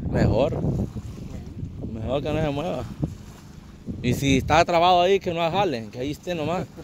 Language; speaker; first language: Spanish; native; Spanish